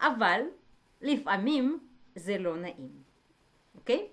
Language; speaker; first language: Hebrew; native; Hebrew